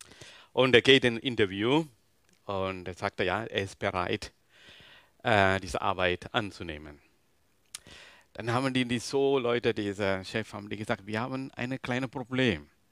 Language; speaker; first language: German; non-native, learner; Tamil